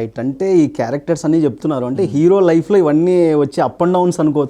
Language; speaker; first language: Telugu; native; Telugu